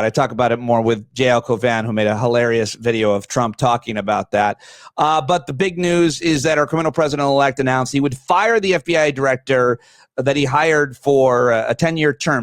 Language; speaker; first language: English; native; English